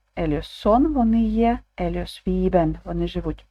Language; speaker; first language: Spanish; non-native, learner; Ukrainian